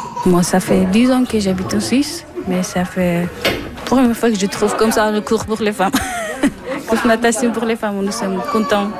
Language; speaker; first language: French; non-native, learner; Persian